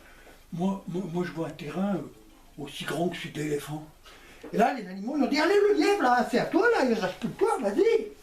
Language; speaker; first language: French; native; French